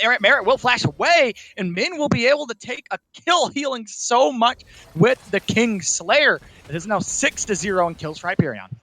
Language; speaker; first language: English; native; English